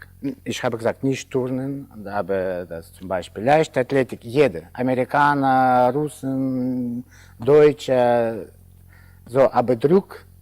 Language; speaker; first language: German; non-native, learner; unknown